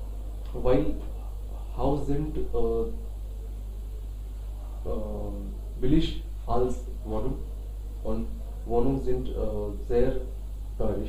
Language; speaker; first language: German; non-native, learner; Hindi